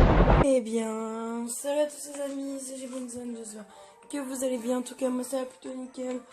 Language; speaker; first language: French; native; French